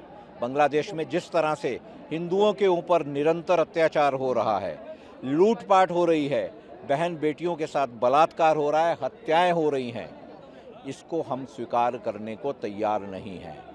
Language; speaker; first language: Hindi; native; Hindi